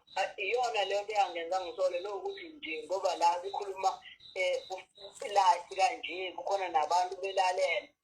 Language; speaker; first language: Zulu; non-native, local second language; Xhosa